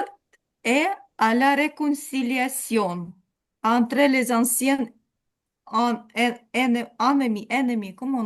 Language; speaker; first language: French; non-native, learner; Ukrainian